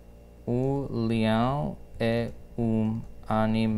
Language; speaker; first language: Portuguese; non-native, learner; English